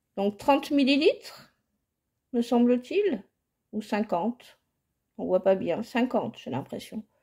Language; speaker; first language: French; native; French